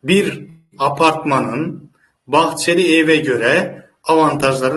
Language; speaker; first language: Turkish; non-native, fluent; Uzbek